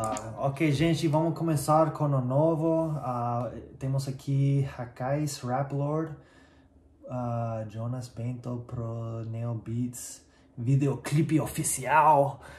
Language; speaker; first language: Portuguese; non-native, learner; English